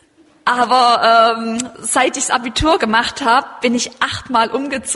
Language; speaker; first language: German; native; German